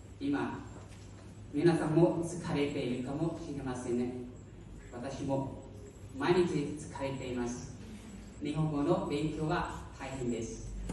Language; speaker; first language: Japanese; non-native, learner; Hmong